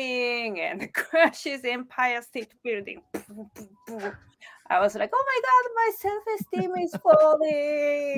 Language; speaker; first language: English; non-native, fluent; Japanese